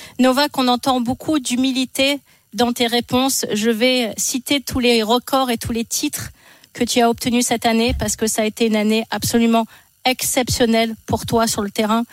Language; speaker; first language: French; native; French